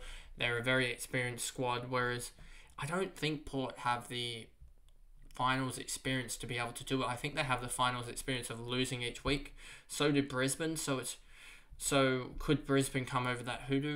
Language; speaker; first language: English; native; English